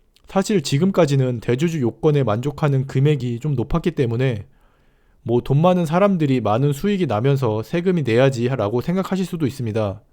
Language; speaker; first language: Korean; native; Korean